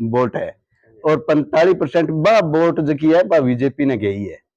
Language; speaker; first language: Hindi; native; Hindi